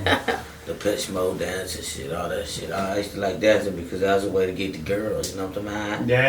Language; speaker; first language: English; native; English